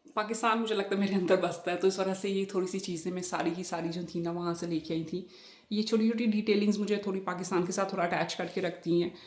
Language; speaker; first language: Urdu; non-native, local second language; Punjabi